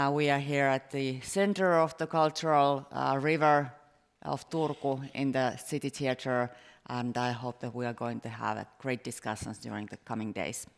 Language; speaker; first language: English; non-native, fluent; Finnish